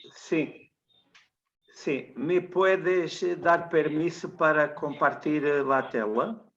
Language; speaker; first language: Spanish; non-native, learner; Portuguese